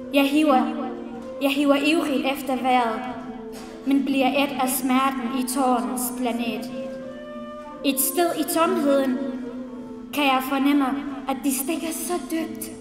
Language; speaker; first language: Danish; non-native, fluent; Central Kurdish